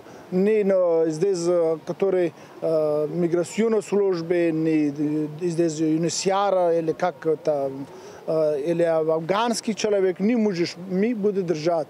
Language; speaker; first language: Russian; non-native, learner; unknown